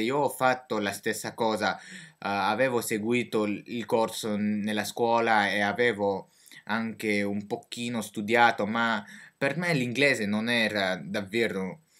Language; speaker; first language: Italian; non-native, learner; French